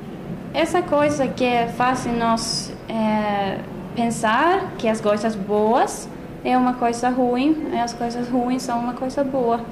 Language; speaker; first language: Portuguese; non-native, fluent; Swedish